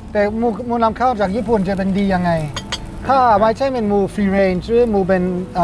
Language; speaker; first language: Thai; non-native, fluent; English